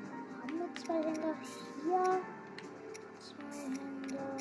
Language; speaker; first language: German; native; German